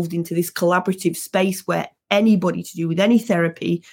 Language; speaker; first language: English; native; English